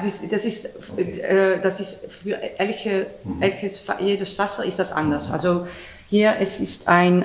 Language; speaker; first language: German; non-native, learner; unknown